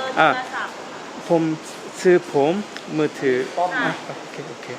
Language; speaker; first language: Thai; non-native, learner; Korean